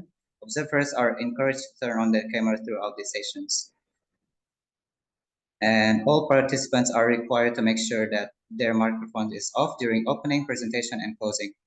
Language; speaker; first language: English; non-native, local second language; Indonesian